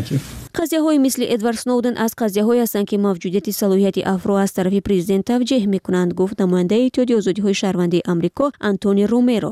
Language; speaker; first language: Persian; native; Persian